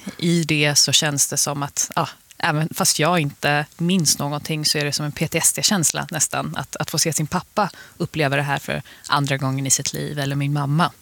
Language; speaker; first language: Swedish; early bilingual, other home language; Persian